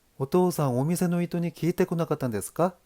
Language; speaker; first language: Japanese; non-native, learner; Korean